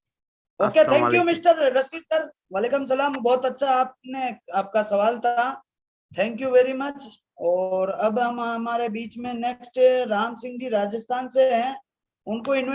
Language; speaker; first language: Hindi; native; Hindi